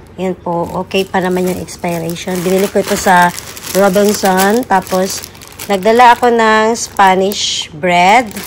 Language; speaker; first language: Filipino; native; Filipino